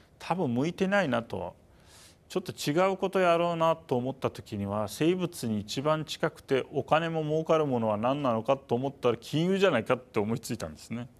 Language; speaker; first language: Japanese; non-native, fluent; Turkish